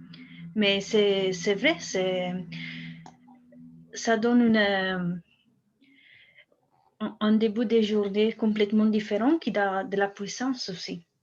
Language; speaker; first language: French; non-native, fluent; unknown